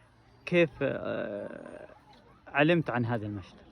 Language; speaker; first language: Arabic; native; Arabic